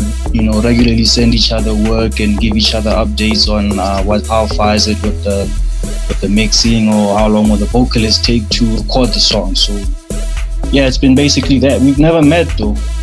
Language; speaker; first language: English; non-native, local second language; Tswana